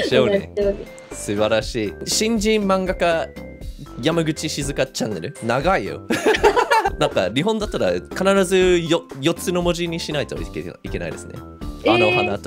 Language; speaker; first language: Japanese; non-native, fluent; English